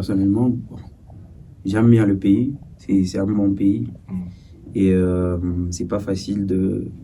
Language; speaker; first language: French; non-native, local second language; Swahili